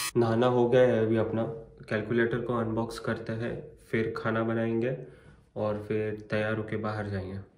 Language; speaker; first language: Hindi; native; Hindi